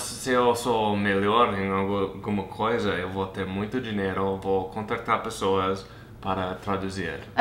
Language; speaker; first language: Portuguese; non-native, fluent; English